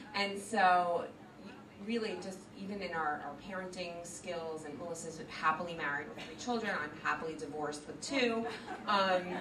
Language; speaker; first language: English; native; English